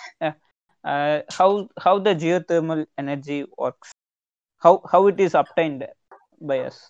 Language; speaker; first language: English; non-native, local second language; Tamil